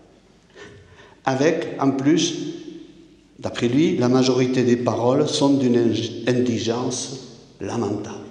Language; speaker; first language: French; native; French